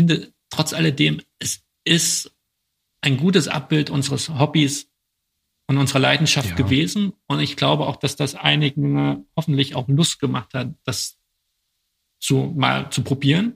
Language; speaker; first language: German; native; German